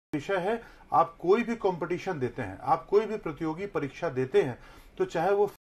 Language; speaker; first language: Hindi; native; Hindi